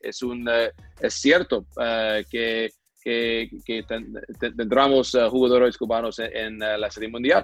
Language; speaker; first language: Spanish; non-native, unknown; English